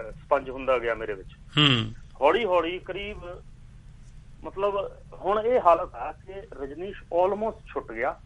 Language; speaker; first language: Punjabi; non-native, local second language; Hindi